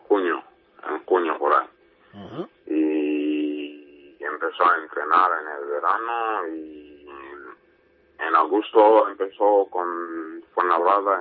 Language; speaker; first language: Spanish; non-native, learner; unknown